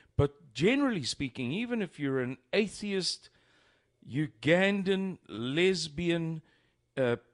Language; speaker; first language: English; native; English